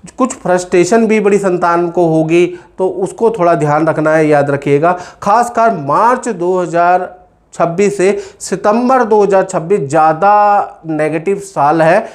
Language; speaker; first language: Hindi; native; Hindi